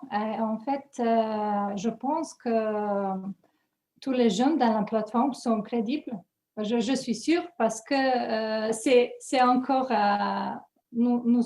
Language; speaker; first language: French; non-native, learner; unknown